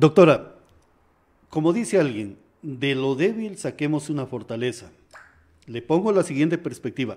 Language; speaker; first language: Spanish; native; Spanish